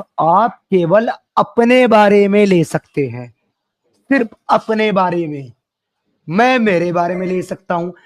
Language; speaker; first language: Hindi; native; Hindi